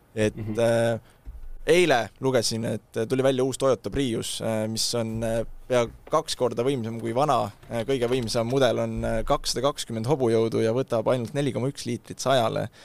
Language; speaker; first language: Estonian; native; Estonian